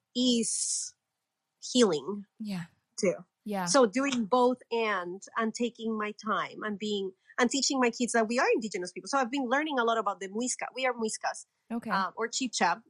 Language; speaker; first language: English; non-native, fluent; Spanish